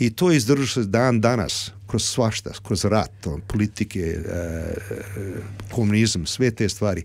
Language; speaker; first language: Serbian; early bilingual, heritage; Serbian